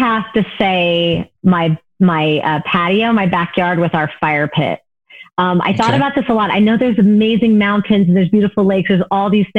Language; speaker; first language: English; native; English